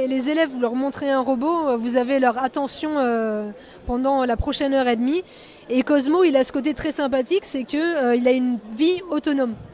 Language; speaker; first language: French; native; French